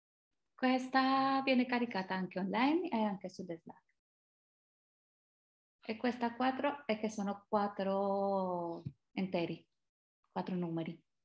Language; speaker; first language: Italian; non-native, fluent; Spanish